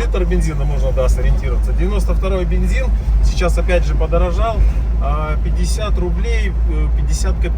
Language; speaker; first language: Russian; native; Russian